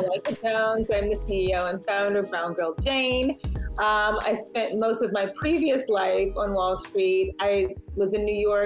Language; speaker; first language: English; native; English